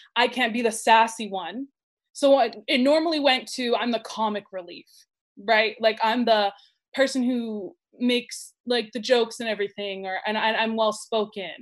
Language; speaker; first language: English; native; English